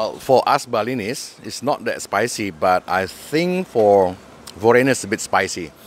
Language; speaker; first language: English; non-native, fluent; Balinese